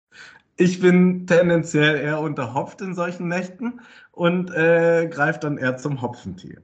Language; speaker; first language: German; native; German